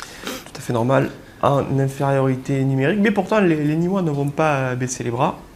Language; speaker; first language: French; native; French